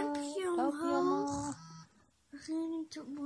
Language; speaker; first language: Dutch; native; Dutch